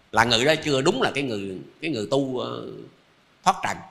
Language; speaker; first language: Vietnamese; native; Vietnamese